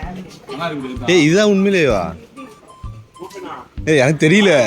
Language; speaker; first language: Tamil; native; Tamil